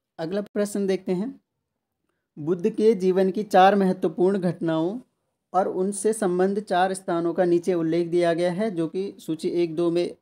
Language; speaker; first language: Hindi; native; Hindi